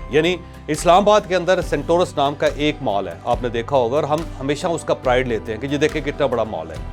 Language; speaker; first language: Urdu; non-native, local second language; Punjabi